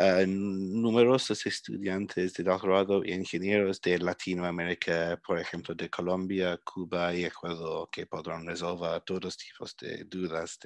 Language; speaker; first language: Spanish; early bilingual, heritage; Spanish